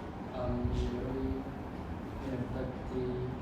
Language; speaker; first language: French; non-native, learner; Khmer